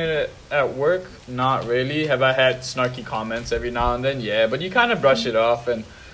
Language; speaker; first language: English; non-native, local second language; Tamil